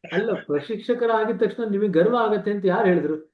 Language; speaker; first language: Kannada; native; Kannada